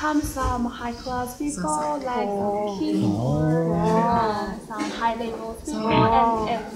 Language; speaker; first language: English; non-native, learner; Japanese